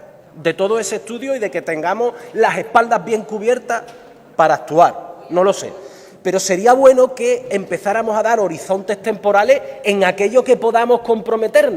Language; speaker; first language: Spanish; native; Spanish